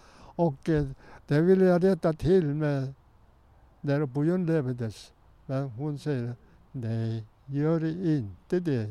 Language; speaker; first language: Swedish; non-native, fluent; Korean